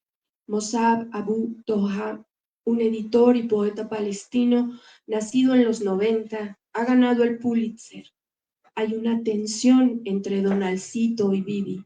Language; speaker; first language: Spanish; native; Spanish